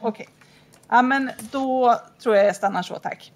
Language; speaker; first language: Swedish; native; Swedish